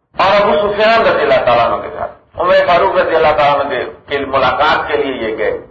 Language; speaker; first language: Urdu; non-native, local second language; Punjabi